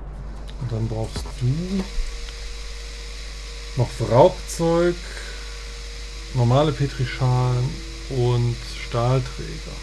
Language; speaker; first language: German; native; German